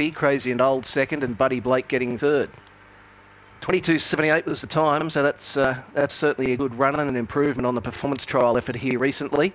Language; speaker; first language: English; native; English